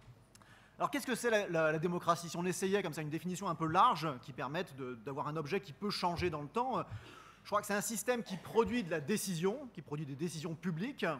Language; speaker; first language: French; native; French